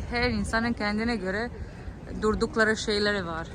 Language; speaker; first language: Turkish; non-native, fluent; Albanian